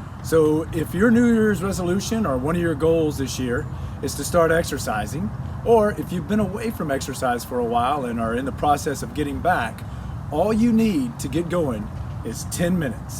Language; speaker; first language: English; native; English